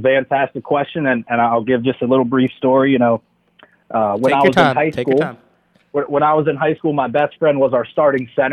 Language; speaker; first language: English; native; English